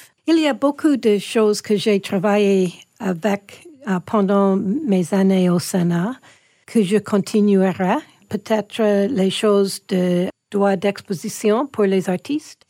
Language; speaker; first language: French; non-native, local second language; English